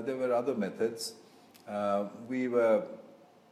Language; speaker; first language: English; non-native, local second language; Bangla